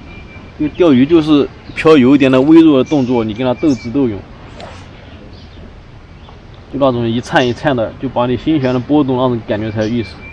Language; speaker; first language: Chinese; native; Chinese